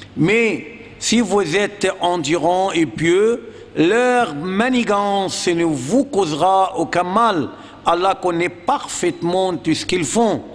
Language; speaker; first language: French; non-native, fluent; Arabic